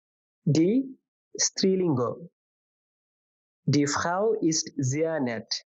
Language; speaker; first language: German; non-native, fluent; Bangla